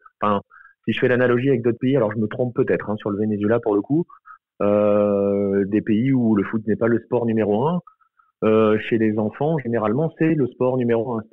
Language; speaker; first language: French; native; French